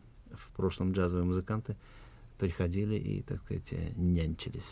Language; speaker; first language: Russian; native; Russian